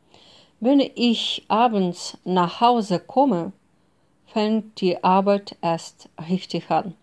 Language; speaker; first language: German; non-native, fluent; Russian